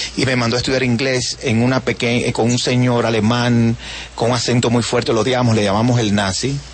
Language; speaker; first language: Spanish; native; Spanish